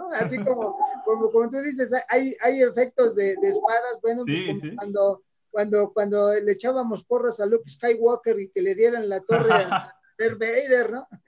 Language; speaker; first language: Spanish; native; Spanish